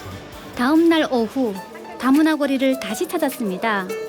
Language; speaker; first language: Korean; native; Korean